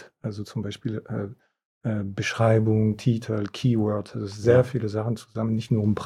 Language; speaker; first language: German; non-native, fluent; French